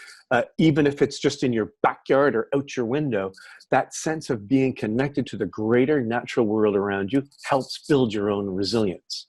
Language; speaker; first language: English; native; English